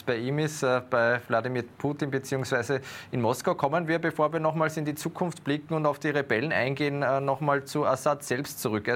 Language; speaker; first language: German; native; German